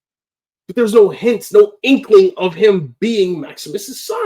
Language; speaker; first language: English; native; English